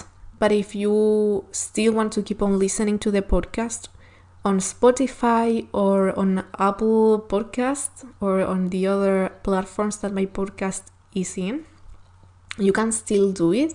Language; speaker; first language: English; non-native, fluent; Spanish